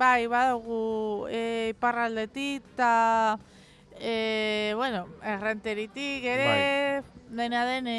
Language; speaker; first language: Basque; non-native, local second language; Spanish